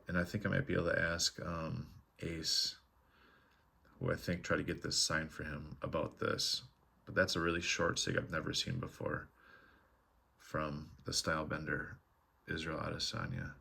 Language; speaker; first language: English; native; English